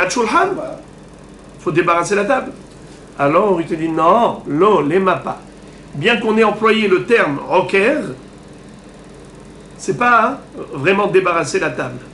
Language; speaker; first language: French; native; French